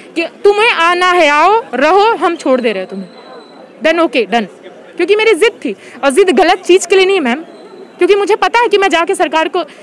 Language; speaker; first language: Hindi; native; Hindi